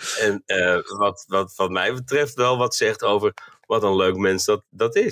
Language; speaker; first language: Dutch; native; Dutch